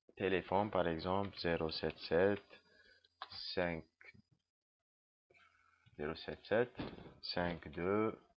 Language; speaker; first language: French; non-native, local second language; Arabic